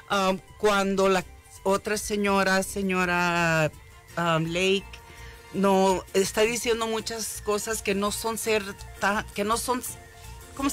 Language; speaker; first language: Spanish; early bilingual, heritage; Spanish